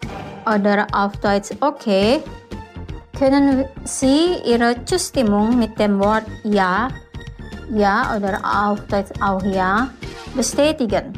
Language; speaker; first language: German; non-native, fluent; Indonesian